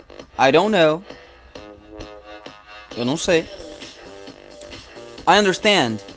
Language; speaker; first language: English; non-native, fluent; Portuguese